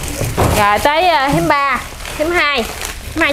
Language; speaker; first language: Vietnamese; native; Vietnamese